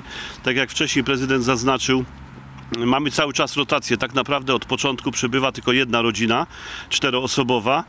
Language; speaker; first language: Polish; native; Polish